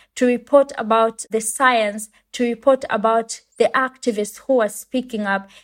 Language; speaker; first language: English; non-native, local second language; Ganda